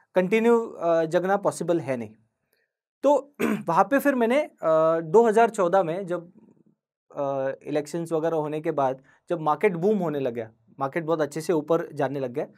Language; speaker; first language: Hindi; non-native, local second language; Marathi